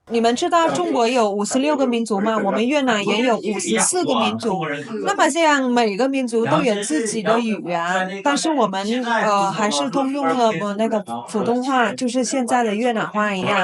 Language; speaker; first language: Chinese; non-native, fluent; Vietnamese